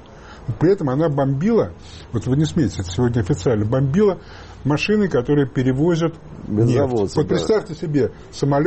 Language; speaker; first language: Russian; native; Russian